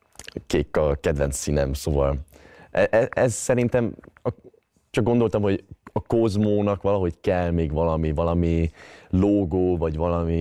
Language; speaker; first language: Hungarian; early bilingual, heritage; Hungarian